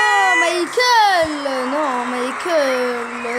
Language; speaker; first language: French; native; French